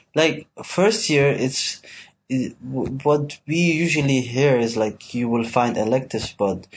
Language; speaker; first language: English; non-native, fluent; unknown